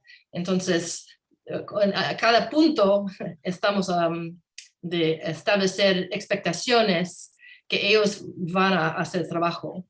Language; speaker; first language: Spanish; non-native, learner; English